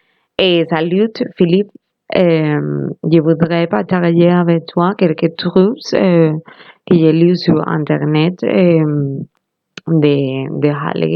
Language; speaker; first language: French; non-native, learner; Spanish